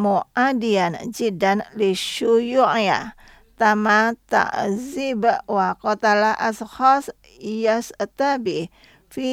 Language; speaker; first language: Arabic; non-native, fluent; Indonesian